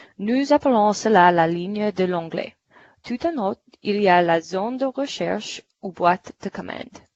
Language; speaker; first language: French; non-native, fluent; English